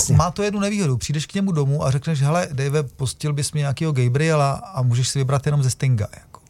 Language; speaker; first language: Czech; native; Czech